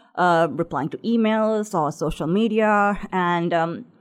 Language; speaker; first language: English; non-native, local second language; Sinhala